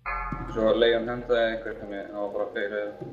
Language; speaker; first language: Icelandic; native; Icelandic